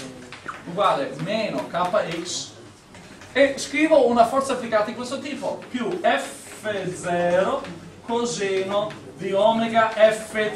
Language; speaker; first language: Italian; native; Italian